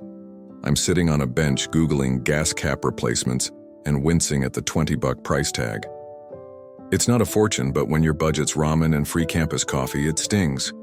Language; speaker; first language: English; native; English